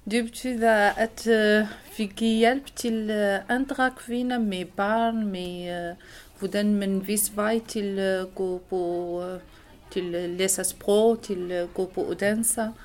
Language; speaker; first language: Danish; non-native, learner; Arabic